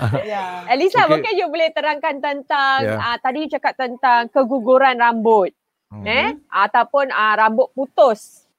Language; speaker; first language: Malay; native; Malay